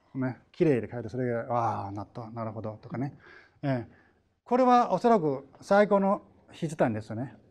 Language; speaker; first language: Japanese; non-native, fluent; Chinese